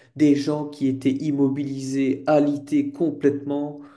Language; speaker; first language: French; native; French